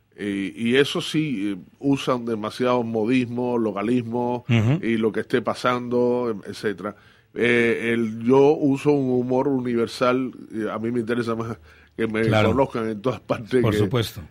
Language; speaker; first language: Spanish; native; Spanish